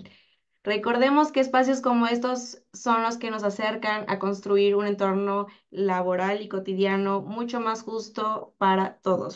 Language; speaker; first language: Spanish; native; Spanish